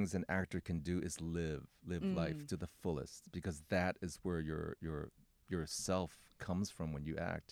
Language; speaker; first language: English; native; English